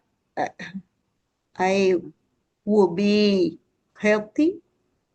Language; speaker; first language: English; non-native, learner; Spanish